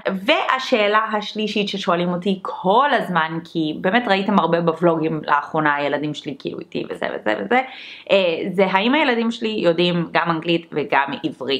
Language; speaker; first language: Hebrew; early bilingual, other home language; English